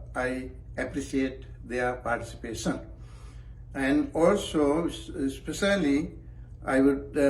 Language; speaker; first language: English; non-native, local second language; Sinhala